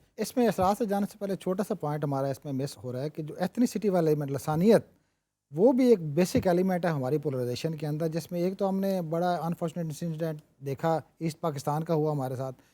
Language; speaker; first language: Urdu; non-native, local second language; Punjabi